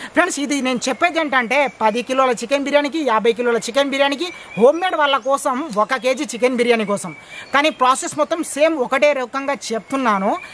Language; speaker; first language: Telugu; non-native, local second language; Lambadi